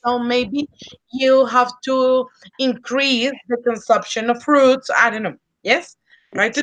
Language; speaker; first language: English; non-native, fluent; Spanish